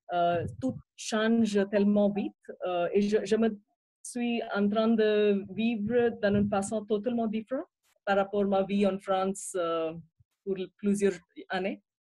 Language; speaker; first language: French; non-native, fluent; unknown